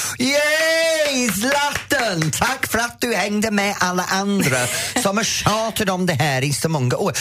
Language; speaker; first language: Swedish; non-native, fluent; English